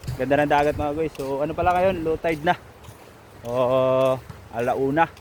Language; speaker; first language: Filipino; non-native, local second language; Iloko